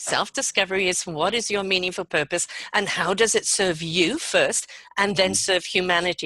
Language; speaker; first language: English; native; English